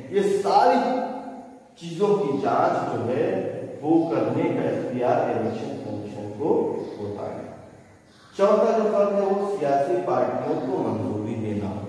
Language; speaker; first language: Urdu; native; Urdu